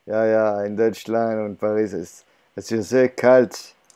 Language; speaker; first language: German; non-native, learner; French